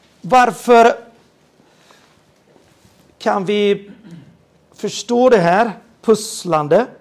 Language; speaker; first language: Swedish; non-native, fluent; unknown